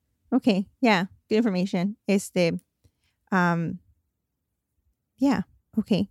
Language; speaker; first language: English; early bilingual, other home language; Spanish